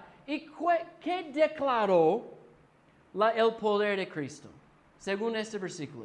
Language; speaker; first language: Spanish; non-native, fluent; English